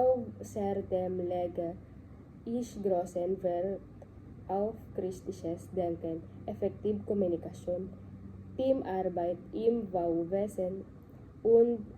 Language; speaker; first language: German; non-native, learner; Filipino